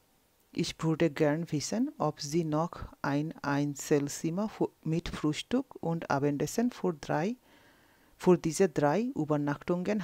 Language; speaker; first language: German; non-native, local second language; Bangla